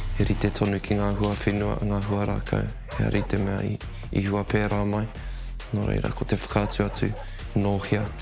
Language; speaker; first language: Māori; non-native, local second language; English